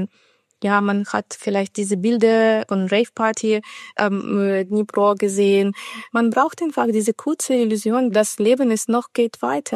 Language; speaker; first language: German; non-native, fluent; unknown